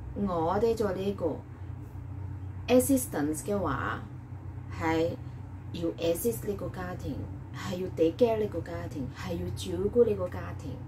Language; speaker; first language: Cantonese; non-native, learner; Indonesian